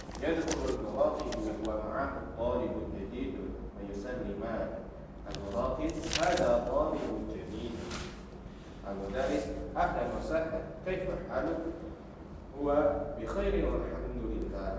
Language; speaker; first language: Arabic; non-native, learner; Sundanese